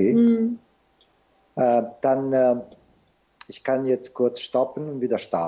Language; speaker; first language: German; non-native, fluent; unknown